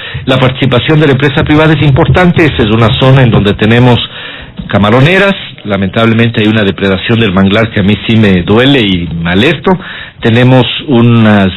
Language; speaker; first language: Spanish; native; Spanish